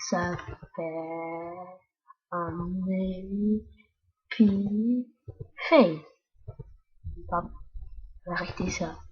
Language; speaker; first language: French; native; French